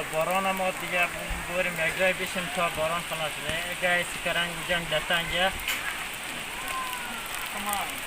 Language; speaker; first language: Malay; non-native, learner; Persian